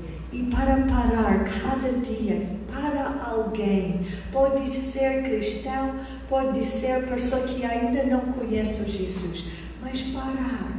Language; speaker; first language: Portuguese; non-native, fluent; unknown